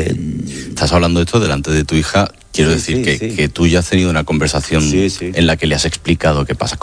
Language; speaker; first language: Spanish; native; Spanish